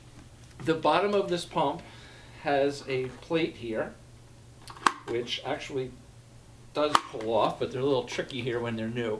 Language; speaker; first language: English; native; English